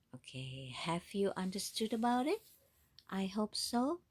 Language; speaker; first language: English; non-native, fluent; Indonesian